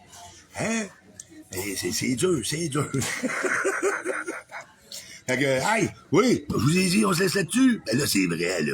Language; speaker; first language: French; native; French